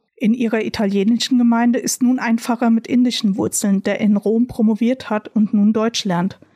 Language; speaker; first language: German; early bilingual, other home language; Croatian